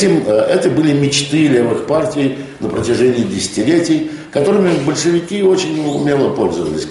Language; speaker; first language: Russian; native; Russian